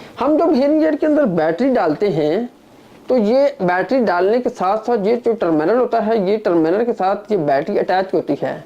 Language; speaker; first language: Urdu; non-native, local second language; Punjabi